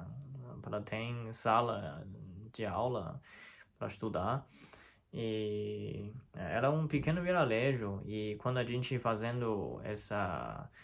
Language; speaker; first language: Portuguese; non-native, fluent; Chinese